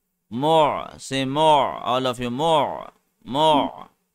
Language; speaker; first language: English; non-native, local second language; Urdu